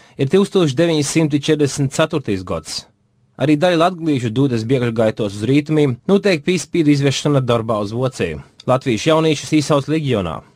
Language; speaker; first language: Latvian; native; Latvian